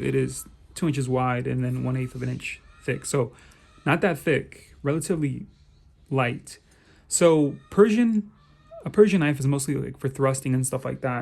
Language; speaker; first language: English; native; English